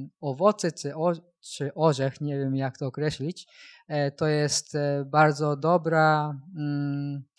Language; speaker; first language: Polish; non-native, learner; Japanese